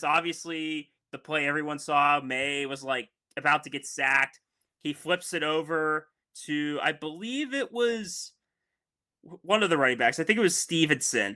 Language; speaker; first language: English; native; English